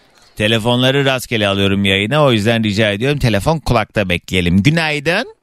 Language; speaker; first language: Turkish; native; Turkish